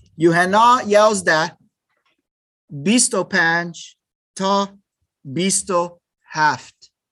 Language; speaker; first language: Persian; non-native, learner; German